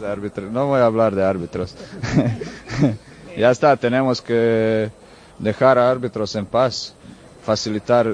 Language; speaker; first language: Spanish; non-native, fluent; Croatian